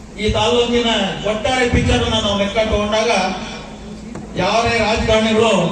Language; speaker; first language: Kannada; non-native, local second language; Lambadi